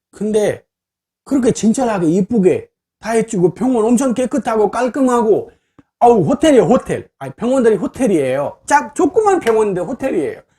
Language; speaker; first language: Korean; non-native, fluent; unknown